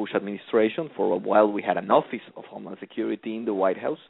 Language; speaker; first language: English; non-native, fluent; Spanish